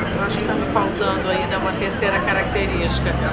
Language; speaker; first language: Portuguese; native; Portuguese